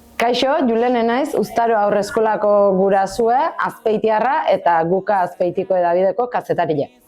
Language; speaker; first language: Basque; native; Basque